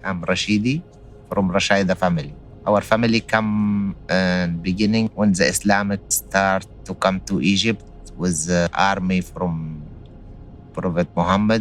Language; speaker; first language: English; non-native, learner; Arabic